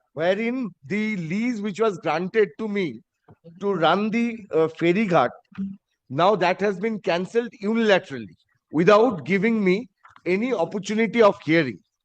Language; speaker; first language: English; non-native, local second language; Bangla